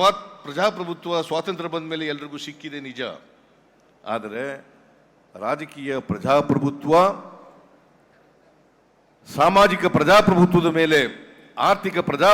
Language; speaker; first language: Kannada; native; Kannada